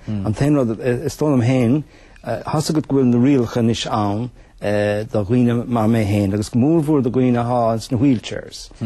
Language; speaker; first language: Irish; native; Irish